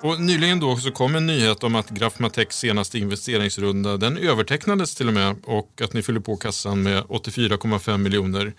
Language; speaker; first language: Swedish; native; Swedish